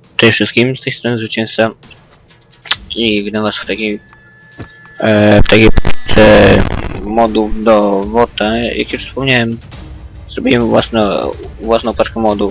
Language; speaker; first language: Polish; native; Polish